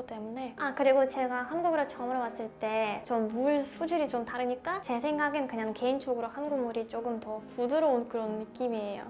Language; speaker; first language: Korean; non-native, fluent; Russian